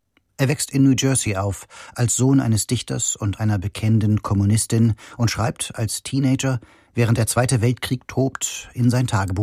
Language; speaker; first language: German; native; German